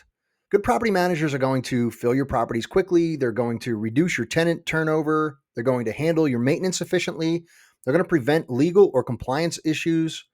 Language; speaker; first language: English; native; English